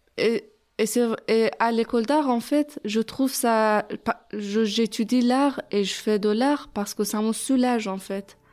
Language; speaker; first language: French; non-native, fluent; Persian